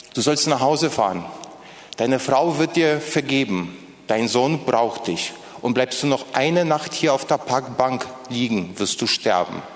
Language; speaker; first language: German; non-native, fluent; Polish